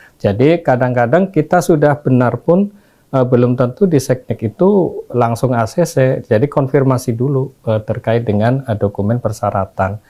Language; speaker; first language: Indonesian; native; Indonesian